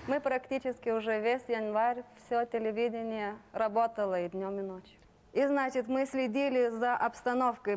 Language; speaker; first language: Russian; non-native, local second language; Lithuanian